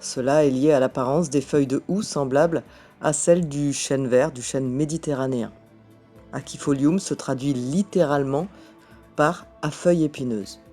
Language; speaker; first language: French; native; French